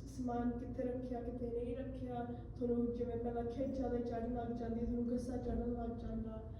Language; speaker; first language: Punjabi; early bilingual, heritage; Punjabi